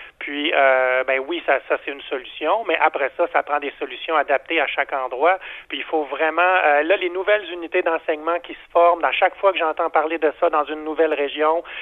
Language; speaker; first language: French; native; French